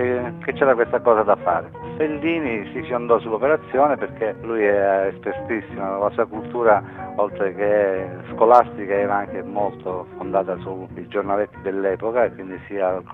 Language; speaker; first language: Italian; native; Italian